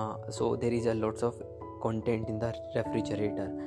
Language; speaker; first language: English; non-native, local second language; Hindi